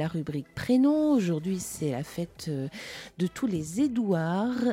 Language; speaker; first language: French; native; French